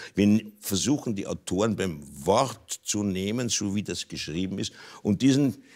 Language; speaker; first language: German; native; German